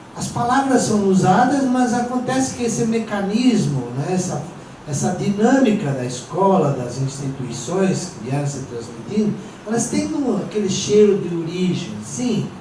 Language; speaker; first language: Portuguese; non-native, local second language; Venetian